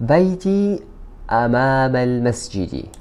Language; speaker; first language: Arabic; non-native, fluent; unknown